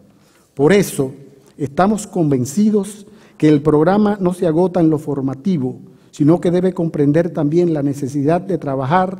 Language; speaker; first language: Spanish; native; Spanish